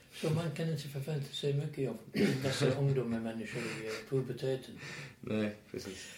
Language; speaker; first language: Swedish; non-native, fluent; English